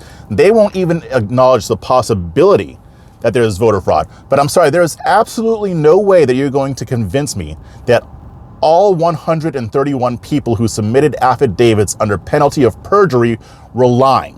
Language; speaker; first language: English; native; English